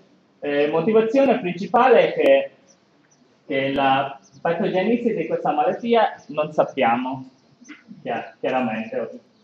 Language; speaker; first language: Italian; non-native, learner; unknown